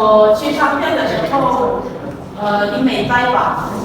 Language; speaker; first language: Chinese; non-native, fluent; Indonesian